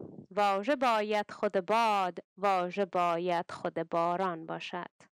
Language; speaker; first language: Persian; native; Persian